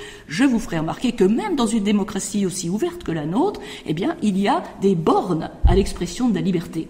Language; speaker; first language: French; native; French